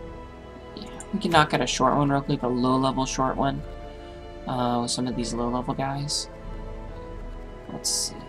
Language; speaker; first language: English; native; English